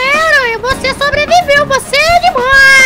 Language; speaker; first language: Portuguese; native; Portuguese